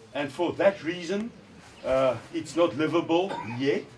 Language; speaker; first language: English; non-native, local second language; Afrikaans